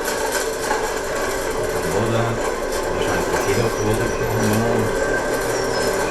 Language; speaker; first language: German; native; German